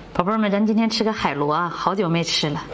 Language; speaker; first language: Chinese; native; Chinese